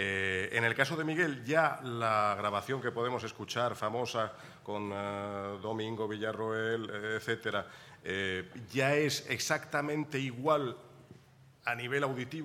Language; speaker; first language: Spanish; native; Spanish